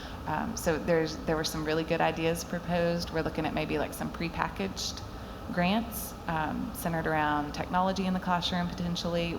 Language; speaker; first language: English; native; English